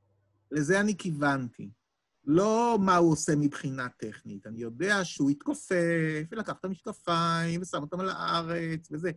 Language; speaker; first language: Hebrew; native; Hebrew